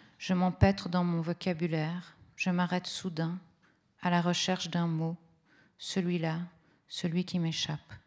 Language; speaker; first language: French; early bilingual, other home language; Italian